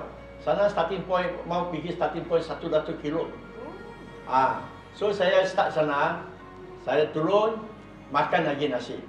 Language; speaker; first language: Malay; non-native, local second language; Chinese